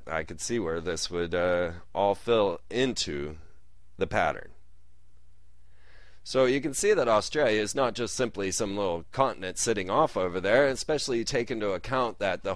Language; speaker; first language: English; native; English